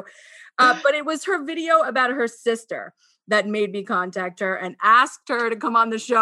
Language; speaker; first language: English; native; English